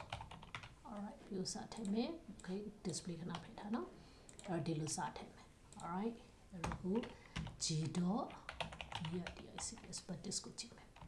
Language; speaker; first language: Burmese; native; Burmese